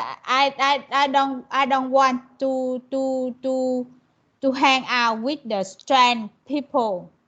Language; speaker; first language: English; non-native, learner; Vietnamese